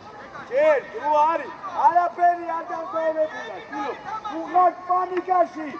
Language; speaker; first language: Georgian; native; Georgian